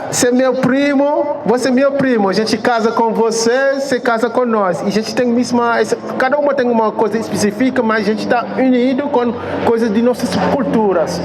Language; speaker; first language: Portuguese; non-native, fluent; Wolof